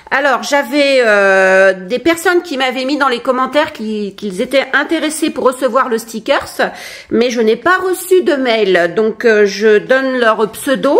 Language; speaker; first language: French; native; French